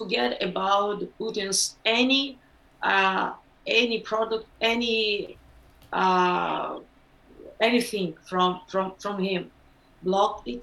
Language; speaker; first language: English; non-native, learner; Ukrainian